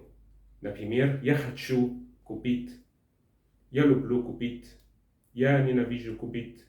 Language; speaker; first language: Russian; non-native, learner; Arabic